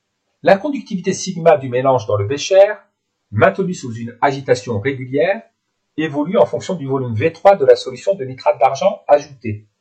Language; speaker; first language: French; native; French